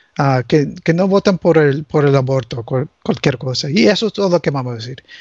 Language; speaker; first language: Spanish; early bilingual, heritage; English